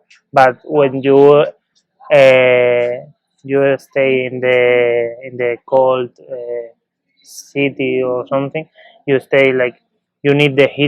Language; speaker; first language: English; non-native, learner; Spanish